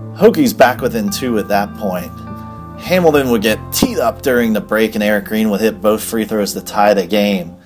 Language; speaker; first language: English; native; English